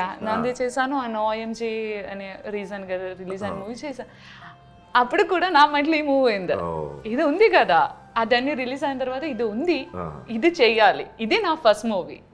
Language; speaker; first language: Telugu; non-native, learner; Malayalam